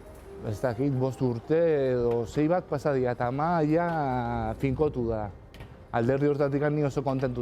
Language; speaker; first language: Basque; native; Basque